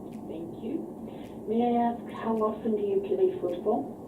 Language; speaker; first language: English; non-native, fluent; Bosnian